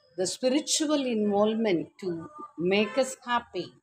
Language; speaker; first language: English; non-native, local second language; Tamil